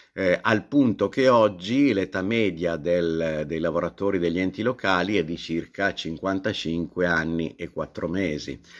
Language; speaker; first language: Italian; native; Italian